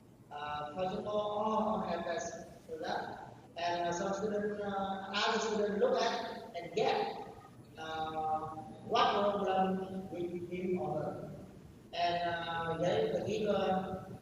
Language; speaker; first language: English; non-native, learner; Vietnamese